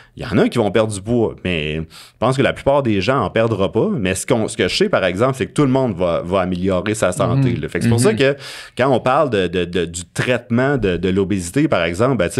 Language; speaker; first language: French; native; French